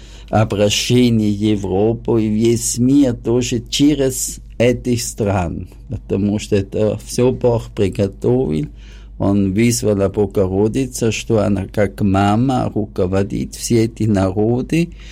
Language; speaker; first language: Russian; non-native, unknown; German